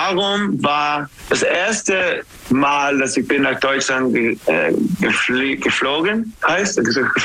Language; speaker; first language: German; non-native, learner; English